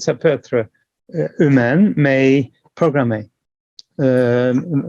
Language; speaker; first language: French; non-native, local second language; English